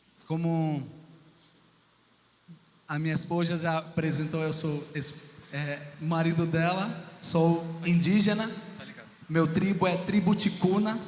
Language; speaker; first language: Portuguese; non-native, local second language; Ticuna